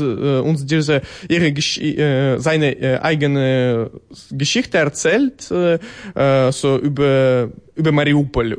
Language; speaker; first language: German; non-native, learner; Ukrainian